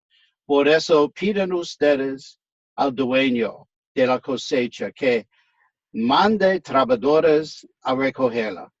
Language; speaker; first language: Spanish; non-native, fluent; English